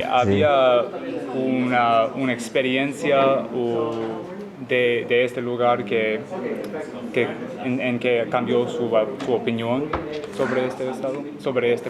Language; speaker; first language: Spanish; non-native, learner; English